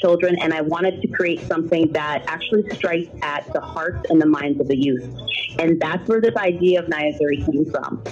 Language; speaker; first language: English; early bilingual, other home language; German